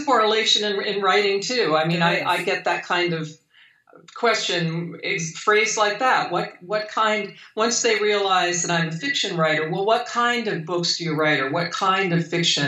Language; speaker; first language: English; native; English